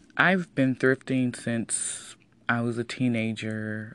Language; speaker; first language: English; native; English